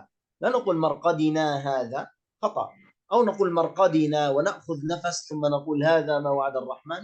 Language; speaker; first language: Arabic; native; Arabic